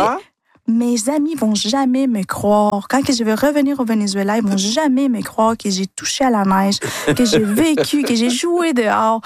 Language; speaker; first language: French; early bilingual, other home language; Spanish